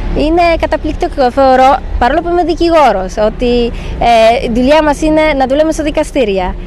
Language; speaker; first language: Greek; non-native, fluent; Polish